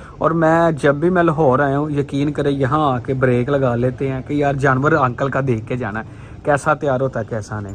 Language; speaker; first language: Urdu; non-native, local second language; Punjabi